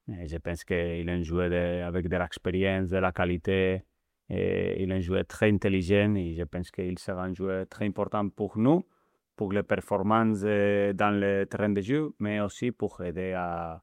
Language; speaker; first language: French; non-native, fluent; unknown